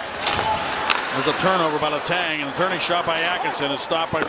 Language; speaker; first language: English; native; English